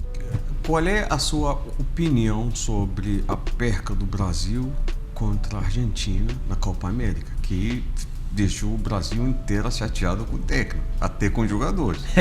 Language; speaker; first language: Portuguese; non-native, fluent; Arabic